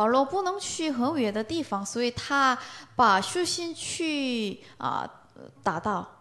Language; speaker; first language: Chinese; non-native, learner; Korean